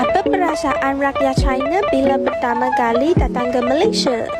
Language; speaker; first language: Malay; native; Malay